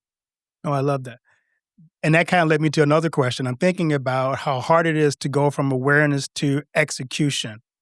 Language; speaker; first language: English; native; English